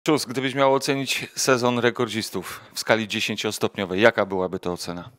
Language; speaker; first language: Polish; native; Polish